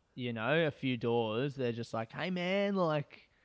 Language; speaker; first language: English; native; English